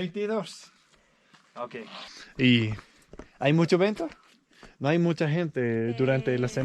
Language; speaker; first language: Spanish; non-native, learner; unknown